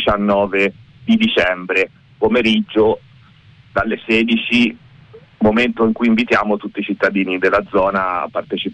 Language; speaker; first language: Italian; native; Italian